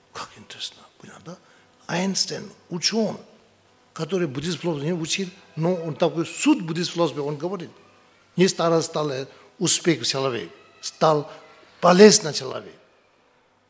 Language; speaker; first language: Russian; non-native, learner; Tibetan